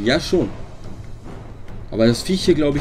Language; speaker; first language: German; native; German